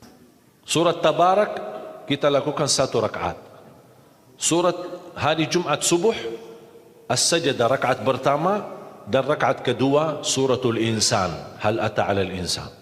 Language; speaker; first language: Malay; non-native, fluent; Arabic